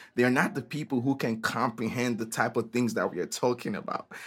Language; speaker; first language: English; non-native, local second language; Igbo